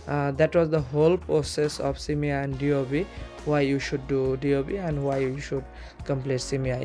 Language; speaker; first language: English; non-native, local second language; Bangla